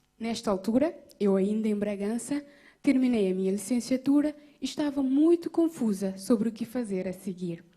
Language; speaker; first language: Portuguese; non-native, local second language; Kabuverdianu